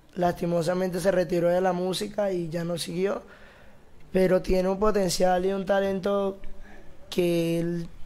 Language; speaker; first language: Spanish; native; Spanish